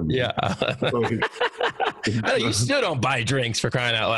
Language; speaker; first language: English; native; English